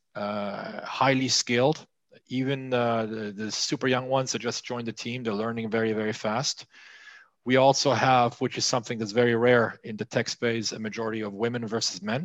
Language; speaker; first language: English; non-native, fluent; Swiss German